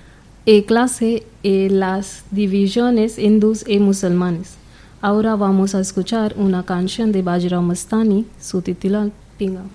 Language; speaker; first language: Spanish; non-native, learner; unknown